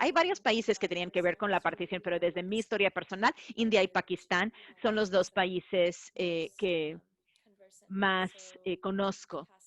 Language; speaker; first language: Spanish; non-native, fluent; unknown